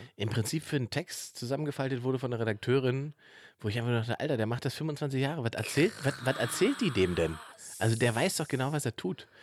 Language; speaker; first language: German; native; German